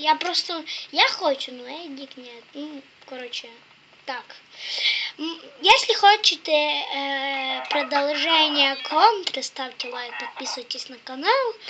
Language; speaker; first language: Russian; non-native, local second language; Ukrainian